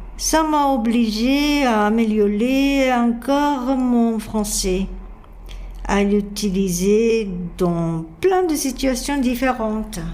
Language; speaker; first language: French; non-native, fluent; Japanese